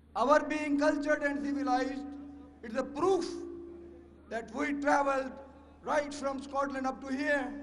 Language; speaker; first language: English; non-native, local second language; Urdu